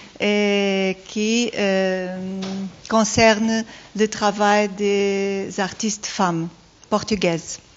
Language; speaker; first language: French; non-native, learner; Portuguese